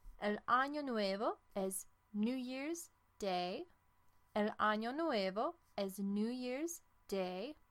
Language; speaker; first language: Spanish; non-native, fluent; English